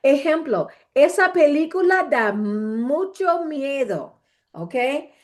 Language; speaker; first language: Spanish; non-native, fluent; English